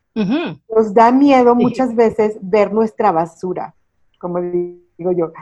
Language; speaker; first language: Spanish; early bilingual, heritage; Spanish